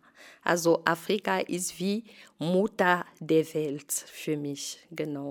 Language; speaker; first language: German; non-native, fluent; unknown